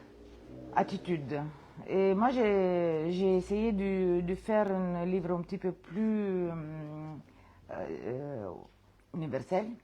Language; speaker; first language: French; non-native, fluent; Romanian